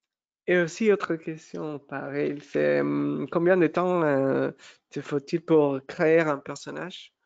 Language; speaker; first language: French; non-native, fluent; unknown